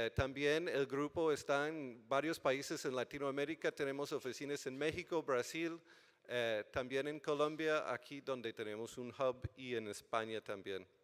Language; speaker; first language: Spanish; non-native, fluent; English